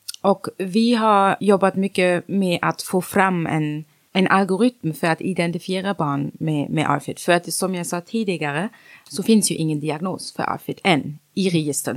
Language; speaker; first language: Swedish; non-native, fluent; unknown